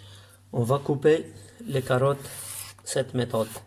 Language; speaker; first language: French; non-native, learner; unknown